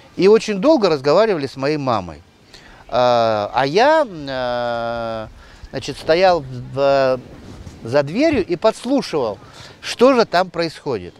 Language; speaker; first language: Russian; native; Russian